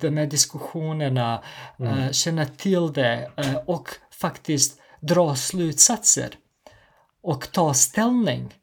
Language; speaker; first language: Swedish; non-native, fluent; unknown